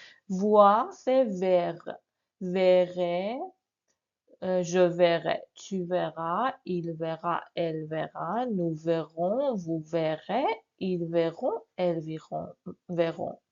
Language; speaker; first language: French; non-native, fluent; Persian